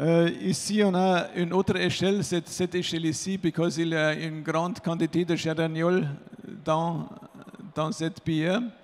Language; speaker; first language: French; non-native, fluent; German